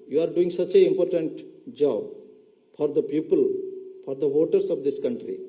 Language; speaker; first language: English; non-native, local second language; Tamil